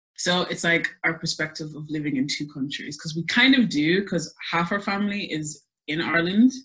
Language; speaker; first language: English; native; English